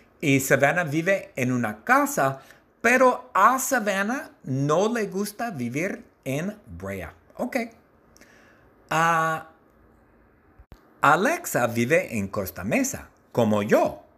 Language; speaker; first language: Spanish; non-native, learner; English